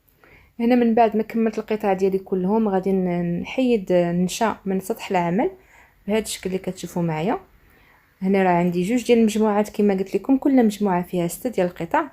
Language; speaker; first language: Arabic; native; Arabic